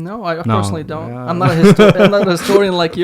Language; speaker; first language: English; native; English